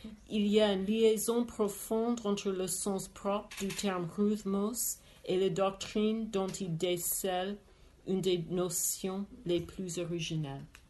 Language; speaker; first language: French; non-native, fluent; English